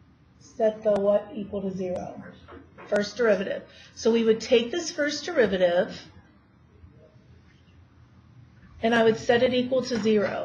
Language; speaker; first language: English; native; English